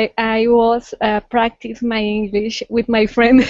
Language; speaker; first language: English; non-native, learner; Spanish